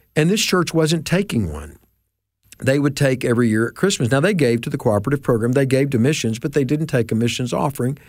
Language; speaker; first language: English; native; English